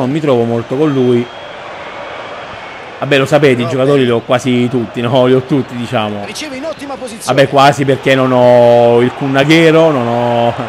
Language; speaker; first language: Italian; native; Italian